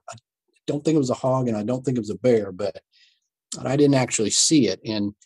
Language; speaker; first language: English; native; English